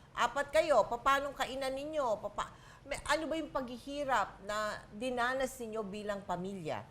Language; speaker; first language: Filipino; native; Filipino